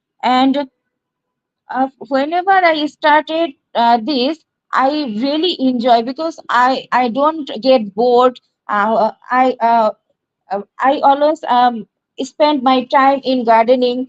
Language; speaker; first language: English; non-native, learner; Bangla